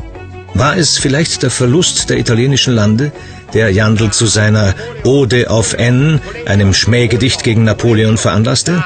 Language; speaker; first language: German; native; German